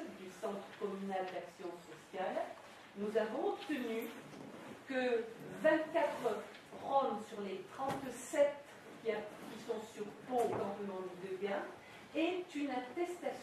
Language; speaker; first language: French; native; French